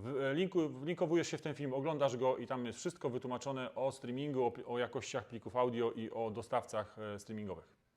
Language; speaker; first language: Polish; native; Polish